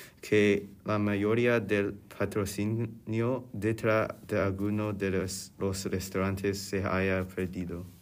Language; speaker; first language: Spanish; non-native, learner; English